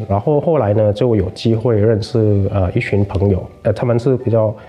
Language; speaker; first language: Chinese; non-native, fluent; Lao